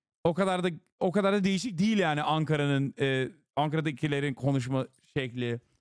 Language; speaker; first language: Turkish; native; Turkish